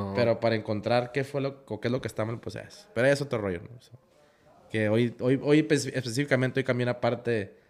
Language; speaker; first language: Spanish; native; Spanish